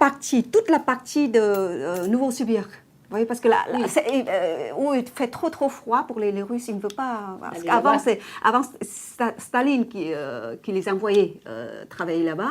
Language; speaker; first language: French; non-native, fluent; Vietnamese